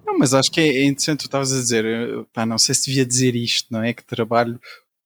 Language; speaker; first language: Portuguese; native; Portuguese